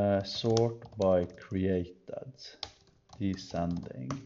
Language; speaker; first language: English; non-native, fluent; Norwegian